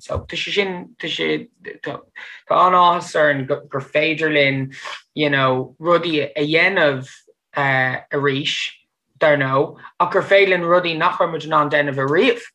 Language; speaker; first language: Irish; non-native, fluent; English